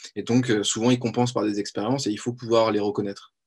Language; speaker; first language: French; native; French